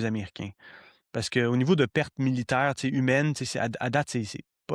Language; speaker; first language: French; native; French